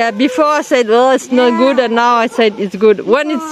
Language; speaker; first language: English; non-native, learner; French